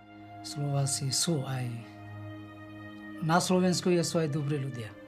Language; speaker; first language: Slovak; non-native, fluent; Bangla